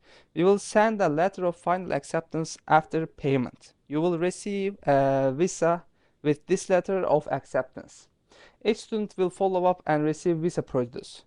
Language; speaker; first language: English; non-native, fluent; Turkish